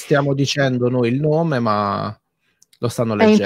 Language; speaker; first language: Italian; native; Italian